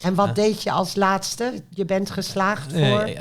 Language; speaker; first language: Dutch; non-native, fluent; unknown